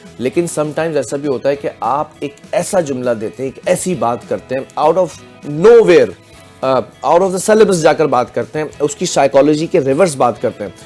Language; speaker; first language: Urdu; native; Urdu